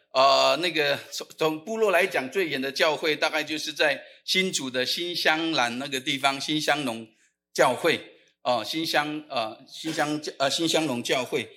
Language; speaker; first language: Chinese; non-native, local second language; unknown